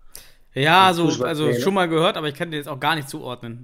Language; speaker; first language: German; native; German